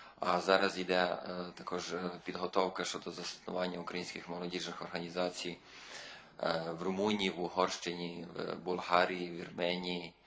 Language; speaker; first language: Ukrainian; early bilingual, heritage; Ukrainian